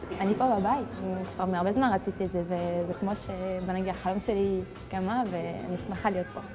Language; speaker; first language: Hebrew; non-native, learner; French